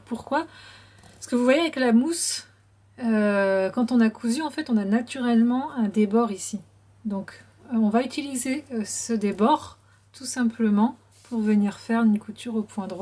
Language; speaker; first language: French; native; French